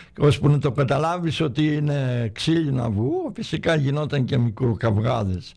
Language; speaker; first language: Greek; native; Greek